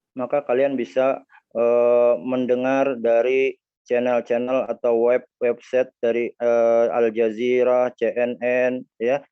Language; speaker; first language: Indonesian; native; Indonesian